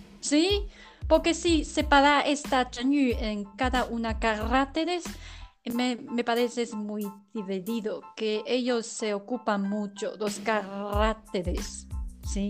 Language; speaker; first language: Spanish; non-native, learner; Chinese